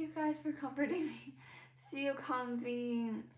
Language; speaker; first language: English; non-native, local second language; Cantonese